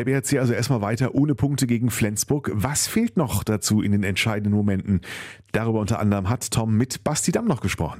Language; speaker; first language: German; native; German